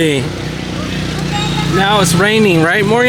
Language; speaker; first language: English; non-native, fluent; Spanish